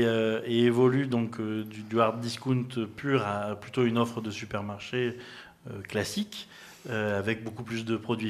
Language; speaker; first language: French; native; French